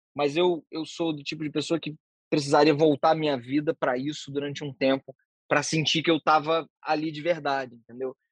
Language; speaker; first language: Portuguese; native; Portuguese